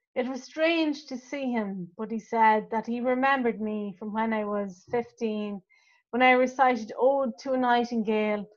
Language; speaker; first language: English; native; English